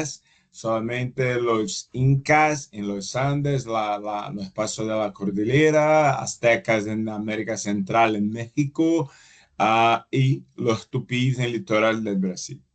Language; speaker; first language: Spanish; non-native, fluent; Portuguese